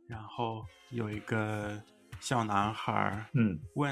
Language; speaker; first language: Chinese; early bilingual, heritage; Chinese